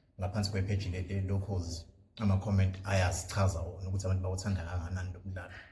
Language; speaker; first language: Zulu; native; Zulu